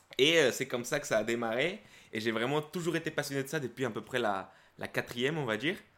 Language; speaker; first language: French; early bilingual, other home language; Spanish